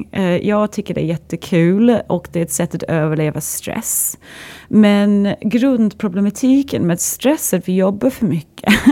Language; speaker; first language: Swedish; non-native, fluent; English